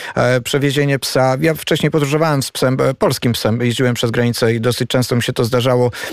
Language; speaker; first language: Polish; native; Polish